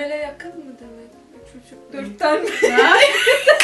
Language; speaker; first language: Turkish; non-native, fluent; Arabic